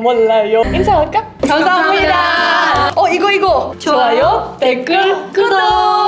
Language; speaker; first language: Korean; non-native, learner; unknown